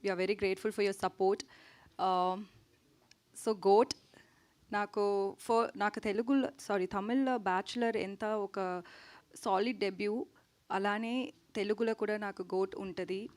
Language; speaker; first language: Telugu; non-native, learner; Tamil